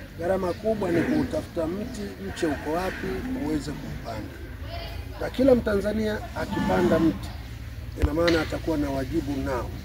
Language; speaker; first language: Swahili; native; Swahili